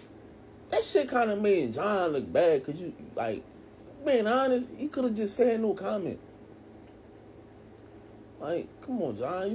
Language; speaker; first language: English; native; English